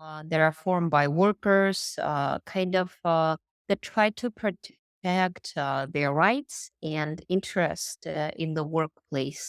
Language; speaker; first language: English; non-native, learner; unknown